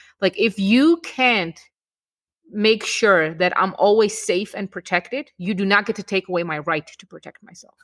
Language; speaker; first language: English; non-native, fluent; Czech